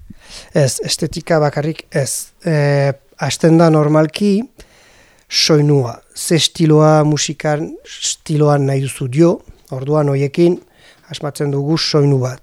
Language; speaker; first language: Basque; non-native, learner; French